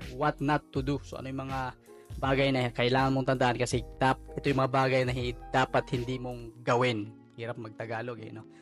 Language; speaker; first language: Filipino; non-native, local second language; Cebuano